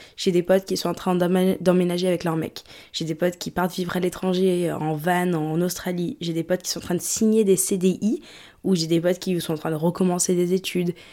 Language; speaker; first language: French; early bilingual, other home language; English